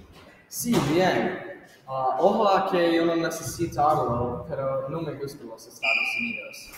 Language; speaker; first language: Spanish; non-native, learner; English